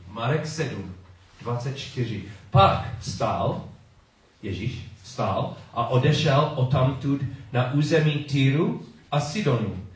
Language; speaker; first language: Czech; non-native, learner; English